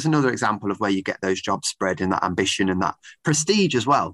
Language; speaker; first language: English; native; English